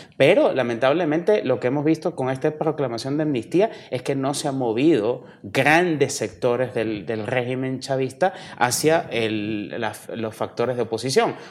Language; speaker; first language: Spanish; native; Spanish